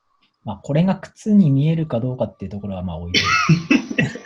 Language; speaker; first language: Japanese; native; Japanese